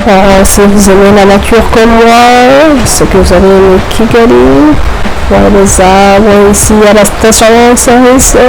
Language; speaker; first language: French; non-native, local second language; Rundi